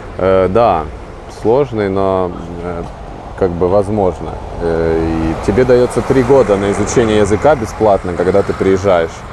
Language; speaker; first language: Russian; native; Russian